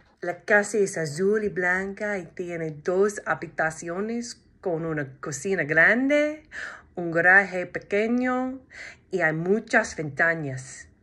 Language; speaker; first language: Spanish; non-native, learner; English